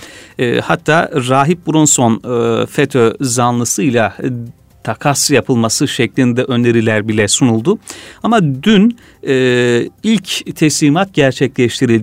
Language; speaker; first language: Turkish; native; Turkish